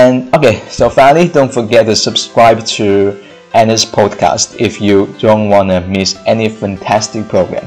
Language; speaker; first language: English; non-native, fluent; Chinese